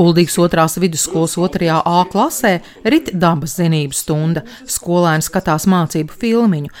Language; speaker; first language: Latvian; native; Latvian